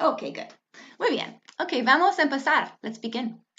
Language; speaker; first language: Spanish; non-native, learner; English